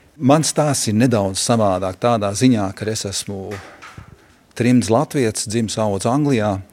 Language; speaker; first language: Latvian; early bilingual, heritage; Latvian